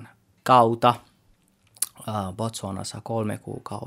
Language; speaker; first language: Finnish; non-native, learner; Tswana